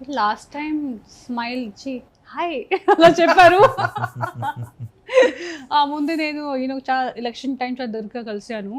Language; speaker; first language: Telugu; non-native, local second language; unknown